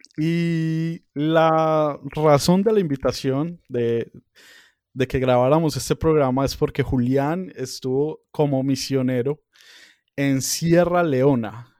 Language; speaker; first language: Spanish; native; Spanish